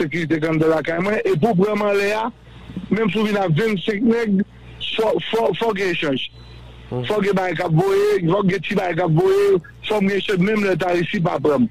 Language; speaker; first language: French; non-native, local second language; Haitian Creole